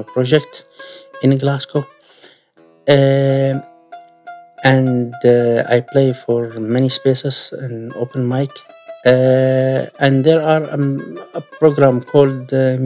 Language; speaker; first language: English; non-native, learner; Arabic